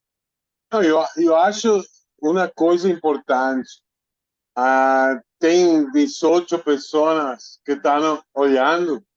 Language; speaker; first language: Portuguese; non-native, fluent; Spanish